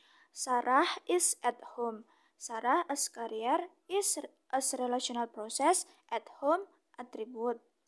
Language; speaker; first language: English; non-native, learner; Indonesian